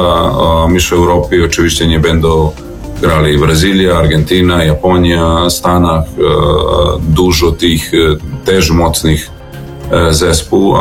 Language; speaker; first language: Polish; non-native, fluent; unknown